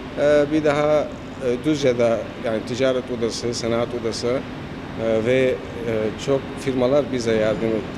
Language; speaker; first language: Turkish; non-native, learner; Arabic